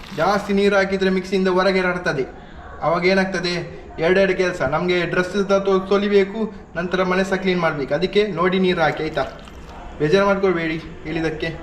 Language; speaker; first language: Kannada; non-native, local second language; Tulu